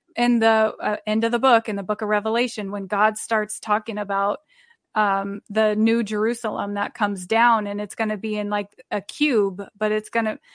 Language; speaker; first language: English; native; English